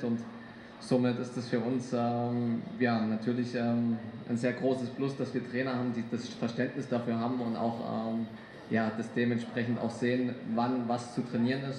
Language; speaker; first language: German; native; German